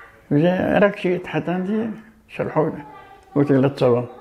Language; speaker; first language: Hebrew; early bilingual, other home language; Arabic